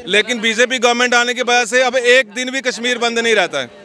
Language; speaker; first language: Hindi; native; Hindi